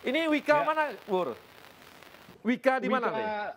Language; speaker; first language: Indonesian; native; Indonesian